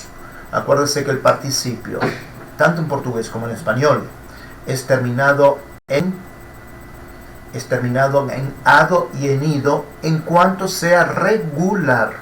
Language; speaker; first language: Spanish; non-native, fluent; Portuguese